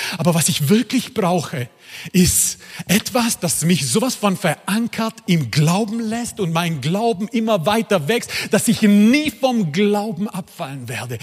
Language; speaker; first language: German; non-native, fluent; Croatian